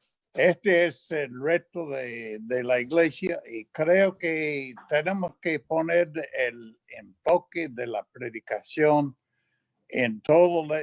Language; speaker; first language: Spanish; non-native, fluent; English